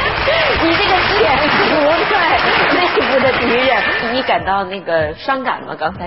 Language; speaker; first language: Chinese; native; Chinese